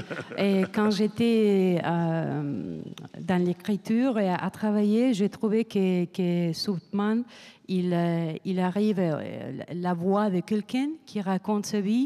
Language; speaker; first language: French; non-native, learner; Spanish